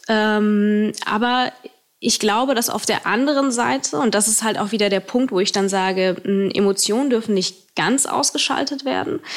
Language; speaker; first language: German; early bilingual, other home language; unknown